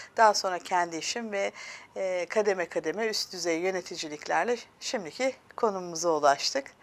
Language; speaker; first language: Turkish; early bilingual, heritage; Turkish